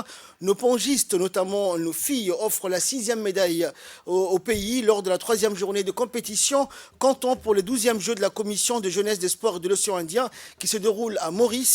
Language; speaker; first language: French; native; French